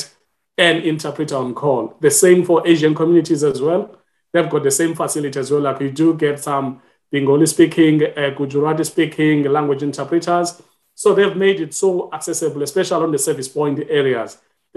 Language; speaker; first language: English; non-native, local second language; Xhosa